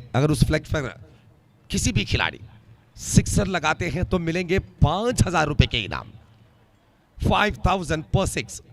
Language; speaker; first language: Hindi; non-native, local second language; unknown